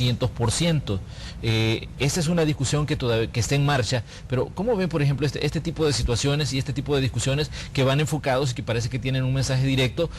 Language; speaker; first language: Spanish; native; Spanish